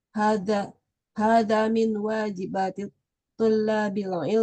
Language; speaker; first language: Arabic; non-native, learner; Indonesian